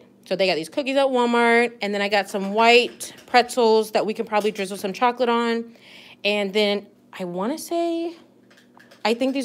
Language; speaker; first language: English; native; English